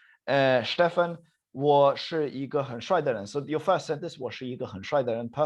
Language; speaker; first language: Chinese; non-native, fluent; English